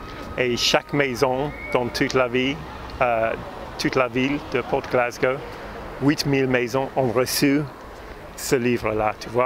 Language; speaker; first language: French; non-native, fluent; English